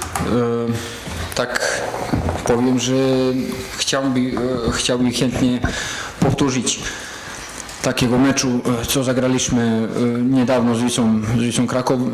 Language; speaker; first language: Polish; non-native, fluent; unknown